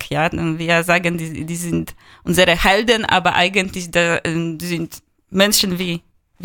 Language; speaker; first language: German; non-native, fluent; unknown